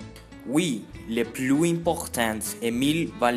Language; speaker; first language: French; non-native, learner; Spanish